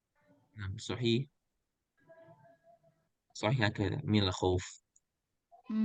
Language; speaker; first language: Arabic; non-native, fluent; Indonesian